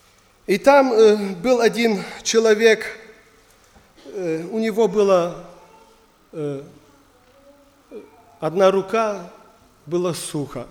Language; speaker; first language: Russian; non-native, learner; German